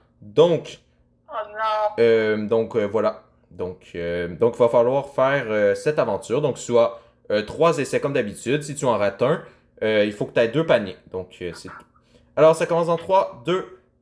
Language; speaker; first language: French; native; French